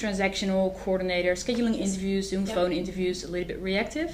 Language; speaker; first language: English; non-native, fluent; Dutch